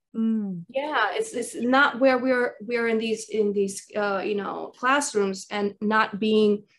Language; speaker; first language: English; early bilingual, other home language; Russian